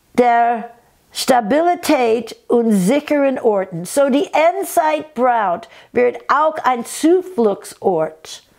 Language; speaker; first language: German; non-native, fluent; English